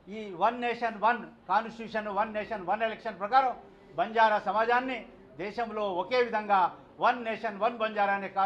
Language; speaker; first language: Telugu; non-native, local second language; Lambadi